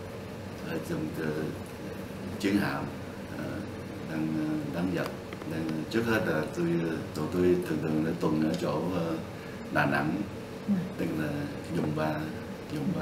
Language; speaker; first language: Vietnamese; non-native, local second language; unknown